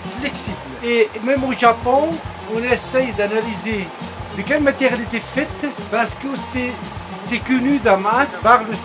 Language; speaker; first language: French; non-native, learner; Arabic